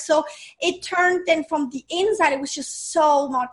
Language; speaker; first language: English; non-native, fluent; Swiss German